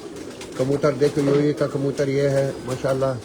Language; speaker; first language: Hindi; non-native, learner; Arabic